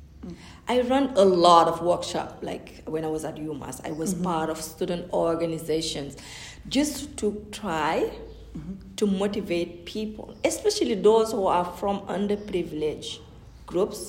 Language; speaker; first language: English; non-native, fluent; Fula